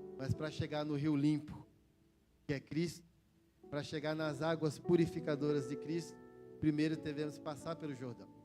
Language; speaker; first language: Portuguese; native; Portuguese